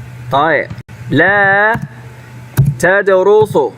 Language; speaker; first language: Arabic; non-native, fluent; English